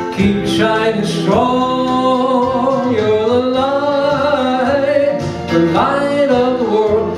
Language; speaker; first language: English; native; English